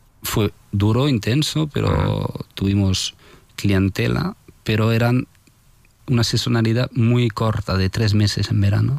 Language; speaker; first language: Spanish; non-native, fluent; French